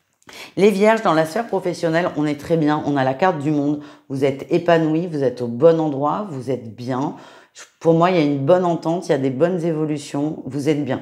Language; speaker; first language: French; native; French